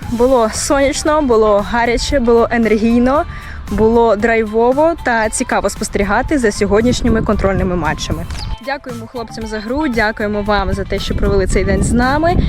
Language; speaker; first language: Ukrainian; native; Ukrainian